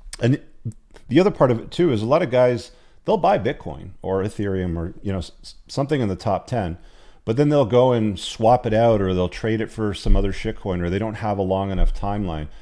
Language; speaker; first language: English; native; English